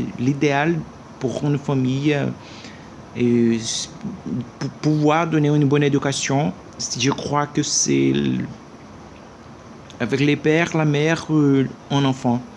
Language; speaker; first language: French; non-native, learner; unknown